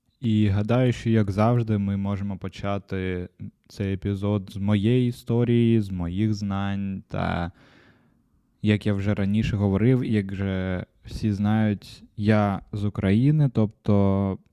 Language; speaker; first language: Ukrainian; non-native, local second language; Russian